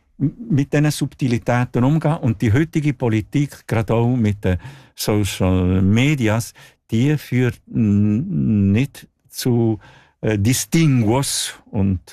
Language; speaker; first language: German; non-native, local second language; Italian